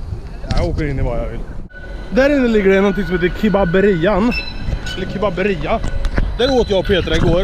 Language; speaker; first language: Swedish; native; Swedish